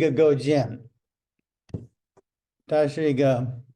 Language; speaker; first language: Chinese; non-native, fluent; English